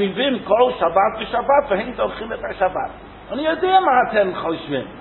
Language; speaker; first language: Hebrew; non-native, fluent; English